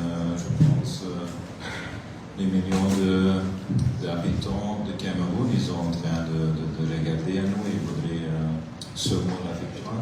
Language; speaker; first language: French; non-native, fluent; Dutch